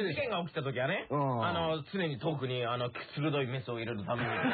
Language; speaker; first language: Japanese; native; Japanese